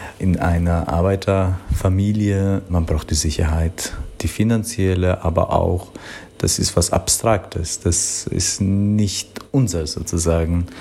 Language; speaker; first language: German; non-native, fluent; Albanian